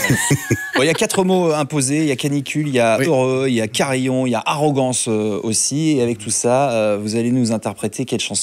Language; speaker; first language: French; native; French